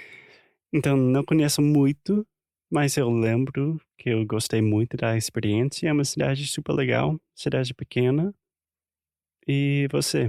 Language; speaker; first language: Portuguese; non-native, fluent; English